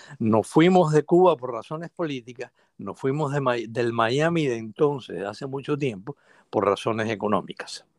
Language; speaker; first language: Spanish; native; Spanish